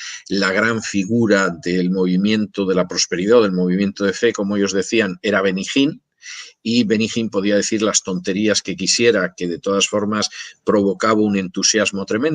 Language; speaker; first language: Spanish; native; Spanish